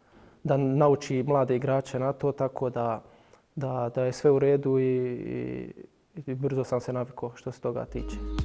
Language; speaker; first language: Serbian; early bilingual, heritage; Bosnian